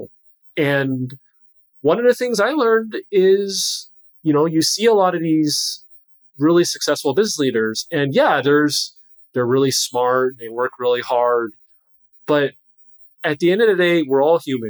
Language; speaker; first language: English; native; English